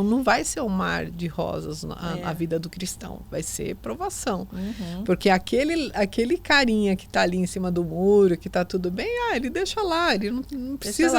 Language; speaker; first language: Portuguese; native; Portuguese